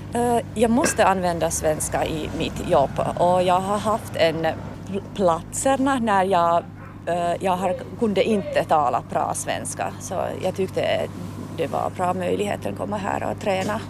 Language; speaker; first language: Swedish; non-native, local second language; Finnish